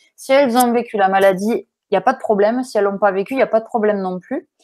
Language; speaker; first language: French; native; French